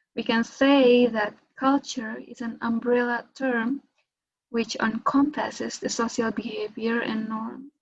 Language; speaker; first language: English; non-native, fluent; Indonesian